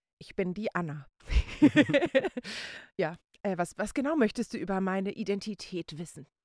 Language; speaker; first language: German; native; German